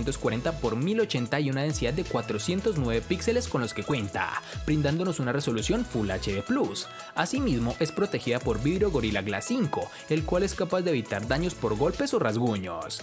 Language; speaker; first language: Spanish; native; Spanish